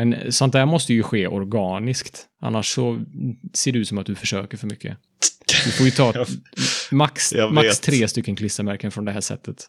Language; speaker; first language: Swedish; native; Swedish